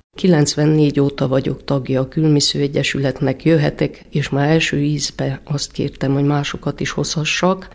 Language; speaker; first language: Hungarian; native; Hungarian